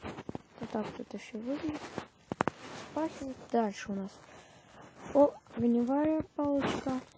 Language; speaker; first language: Russian; native; Russian